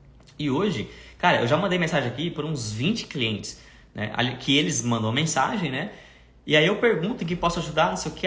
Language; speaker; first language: Portuguese; native; Portuguese